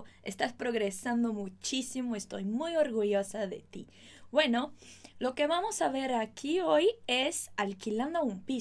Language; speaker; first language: Spanish; non-native, fluent; Portuguese